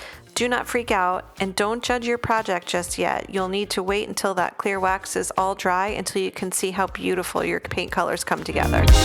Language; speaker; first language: English; native; English